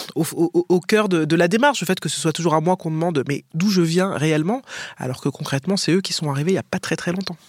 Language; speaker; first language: French; native; French